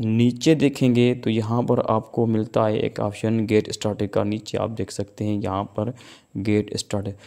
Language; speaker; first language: Urdu; non-native, local second language; Sindhi